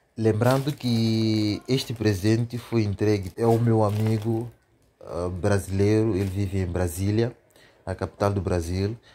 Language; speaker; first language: Portuguese; native; Portuguese